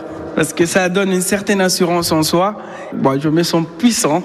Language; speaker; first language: French; non-native, fluent; Spanish